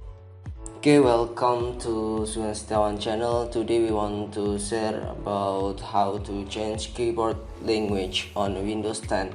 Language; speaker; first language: English; non-native, learner; Indonesian